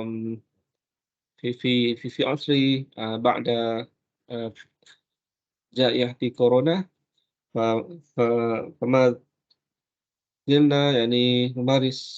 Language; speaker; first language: Arabic; non-native, fluent; Malay